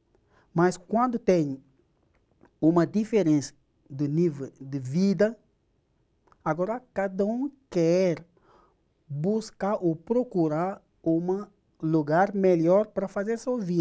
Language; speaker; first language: Portuguese; non-native, learner; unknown